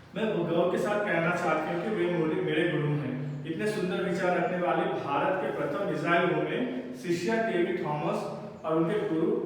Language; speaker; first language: Hindi; non-native, local second language; Telugu